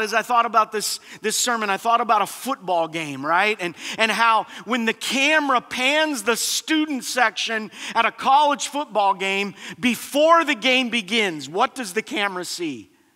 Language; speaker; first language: English; native; English